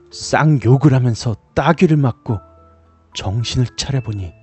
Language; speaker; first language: Korean; native; Korean